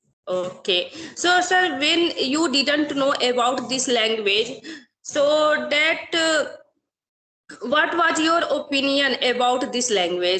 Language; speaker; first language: English; non-native, learner; Hindi